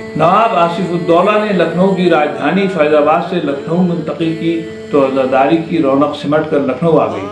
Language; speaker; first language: Urdu; native; Urdu